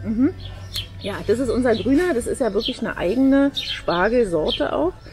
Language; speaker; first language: German; native; German